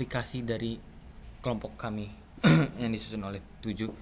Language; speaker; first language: Indonesian; native; Indonesian